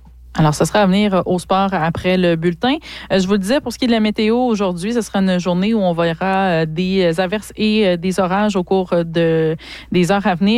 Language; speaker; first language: French; native; French